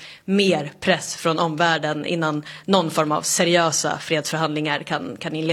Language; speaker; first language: Swedish; native; Swedish